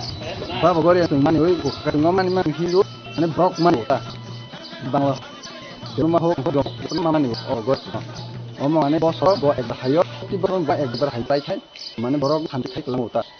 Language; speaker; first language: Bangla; non-native, local second language; Kok Borok